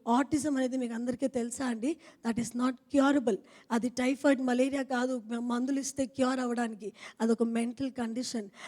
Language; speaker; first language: Telugu; non-native, fluent; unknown